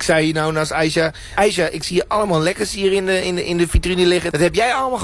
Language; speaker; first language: Dutch; native; Dutch